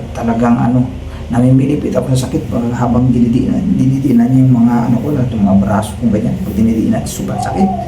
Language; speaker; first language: Filipino; non-native, local second language; Cebuano